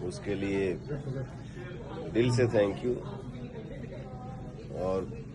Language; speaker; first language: Hindi; non-native, local second language; Bhojpuri